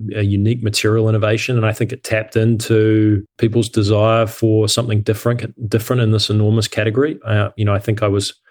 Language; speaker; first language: English; native; English